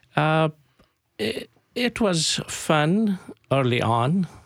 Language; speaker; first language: English; non-native, fluent; Arabic